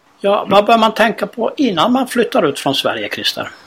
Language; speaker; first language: Swedish; native; Swedish